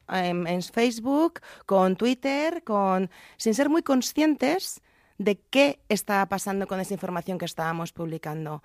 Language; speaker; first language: Spanish; native; Spanish